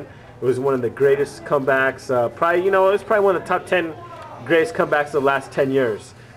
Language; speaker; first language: English; native; English